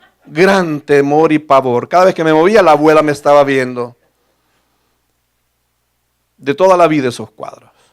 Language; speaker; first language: Spanish; native; Spanish